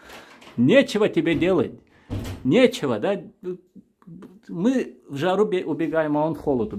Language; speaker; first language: Russian; native; Russian